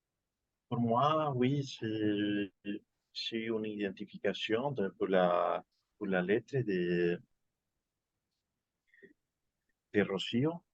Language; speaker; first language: French; non-native, learner; Spanish